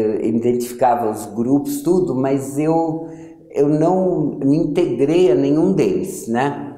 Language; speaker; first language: Portuguese; early bilingual, other home language; Yiddish